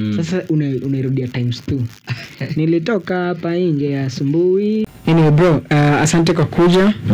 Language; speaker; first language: Swahili; native; Swahili